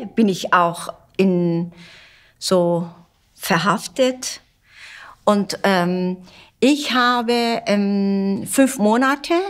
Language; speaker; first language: German; non-native, fluent; Turkish